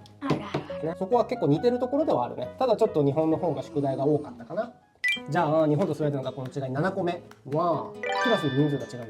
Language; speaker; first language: Japanese; native; Japanese